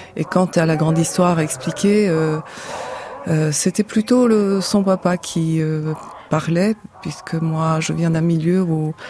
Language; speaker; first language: French; non-native, fluent; Bulgarian